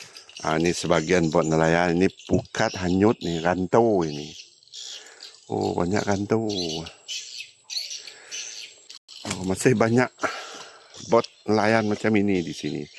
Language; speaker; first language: Malay; native; Malay